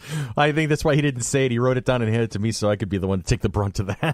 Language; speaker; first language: English; native; English